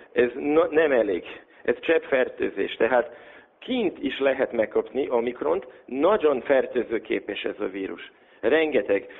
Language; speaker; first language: Hungarian; non-native, local second language; Serbian